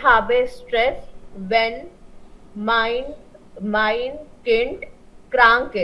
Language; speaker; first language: German; non-native, learner; Hindi